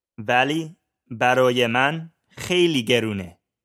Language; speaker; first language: Persian; non-native, learner; English